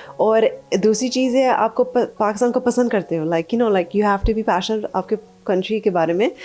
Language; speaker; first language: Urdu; early bilingual, heritage; Urdu